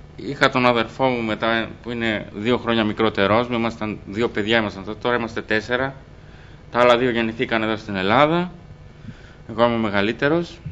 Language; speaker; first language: Greek; early bilingual, other home language; Albanian